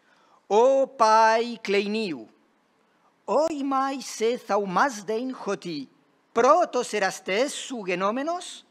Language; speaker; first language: Greek; non-native, fluent; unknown